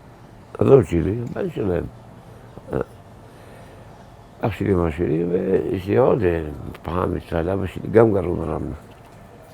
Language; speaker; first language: Hebrew; early bilingual, other home language; Arabic